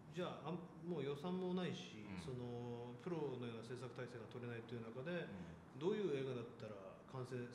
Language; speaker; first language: Japanese; native; Japanese